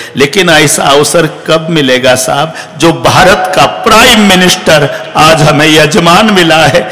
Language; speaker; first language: Hindi; non-native, local second language; Marathi